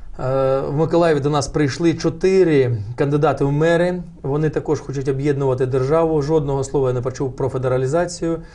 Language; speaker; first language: Ukrainian; non-native, local second language; Russian